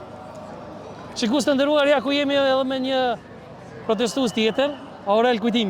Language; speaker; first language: Albanian; native; Albanian